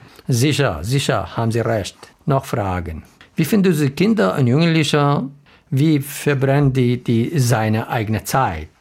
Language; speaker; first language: German; non-native, learner; Arabic